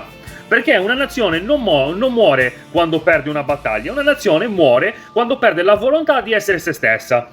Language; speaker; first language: Italian; native; Italian